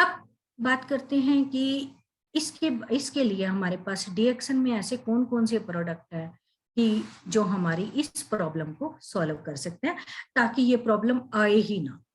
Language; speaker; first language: Hindi; native; Hindi